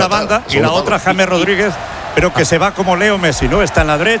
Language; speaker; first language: Spanish; native; Spanish